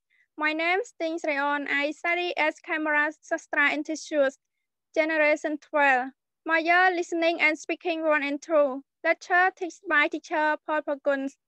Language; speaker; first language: English; non-native, learner; Khmer